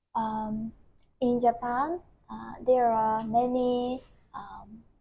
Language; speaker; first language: English; non-native, learner; Japanese